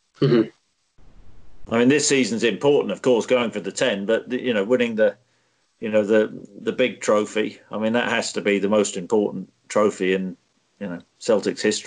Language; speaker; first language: English; native; English